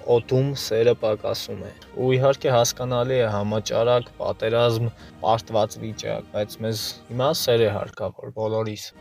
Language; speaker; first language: Armenian; native; Armenian